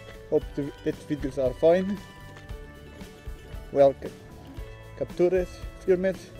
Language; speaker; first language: English; non-native, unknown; Portuguese